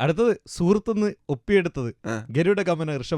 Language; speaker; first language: Malayalam; native; Malayalam